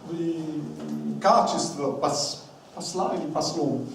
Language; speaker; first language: Russian; non-native, learner; English